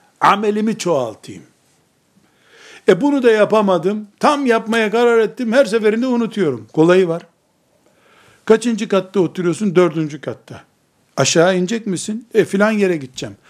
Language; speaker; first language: Turkish; native; Turkish